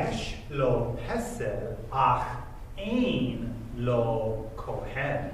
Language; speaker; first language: Hebrew; non-native, fluent; English